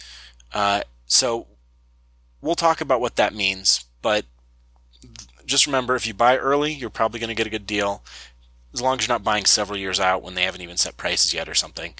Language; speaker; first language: English; native; English